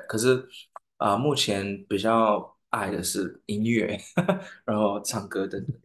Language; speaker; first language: Chinese; non-native, fluent; English